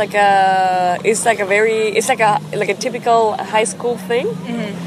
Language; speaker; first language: English; non-native, fluent; Spanish